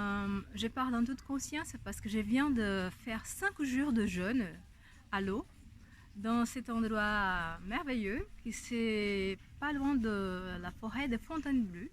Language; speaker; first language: French; non-native, fluent; Portuguese